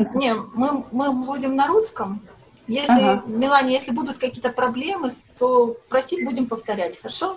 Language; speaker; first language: Russian; native; Russian